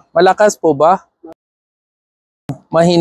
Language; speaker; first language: Filipino; non-native, learner; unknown